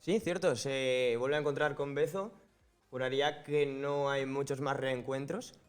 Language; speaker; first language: Spanish; native; Spanish